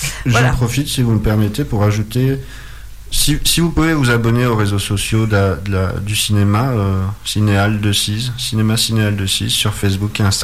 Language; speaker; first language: French; native; French